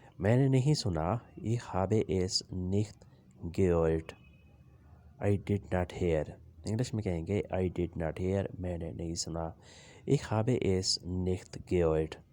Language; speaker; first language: Urdu; native; Urdu